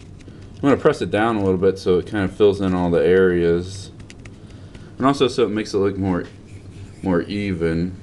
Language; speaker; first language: English; native; English